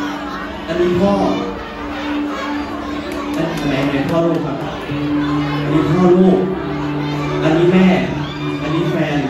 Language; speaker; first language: Thai; native; Thai